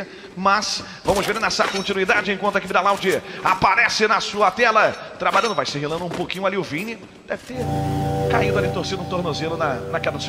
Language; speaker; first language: Portuguese; native; Portuguese